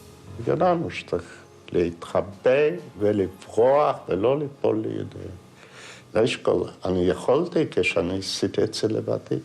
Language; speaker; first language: Hebrew; non-native, fluent; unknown